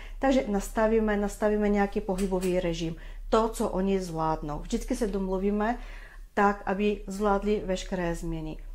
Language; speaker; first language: Czech; non-native, fluent; Bulgarian